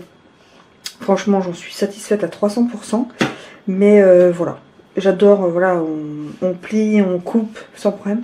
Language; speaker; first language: French; native; French